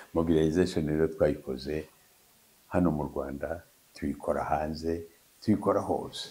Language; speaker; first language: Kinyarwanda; early bilingual, heritage; Kinyarwanda